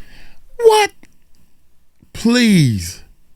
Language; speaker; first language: English; native; English